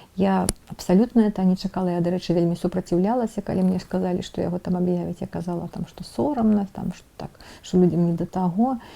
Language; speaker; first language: Belarusian; non-native, local second language; Russian